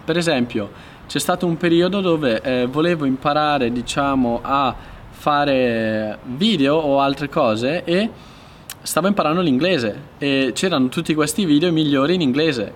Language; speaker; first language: Italian; native; Italian